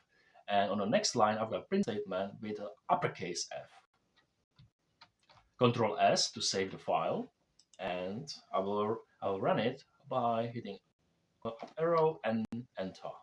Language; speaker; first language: English; non-native, fluent; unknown